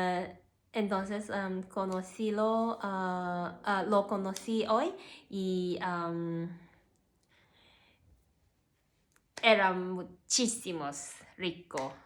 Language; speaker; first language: Spanish; non-native, learner; Cantonese